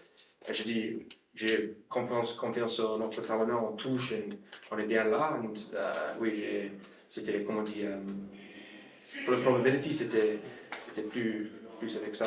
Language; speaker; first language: French; non-native, learner; English